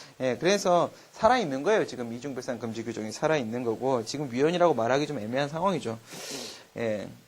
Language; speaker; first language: Korean; native; Korean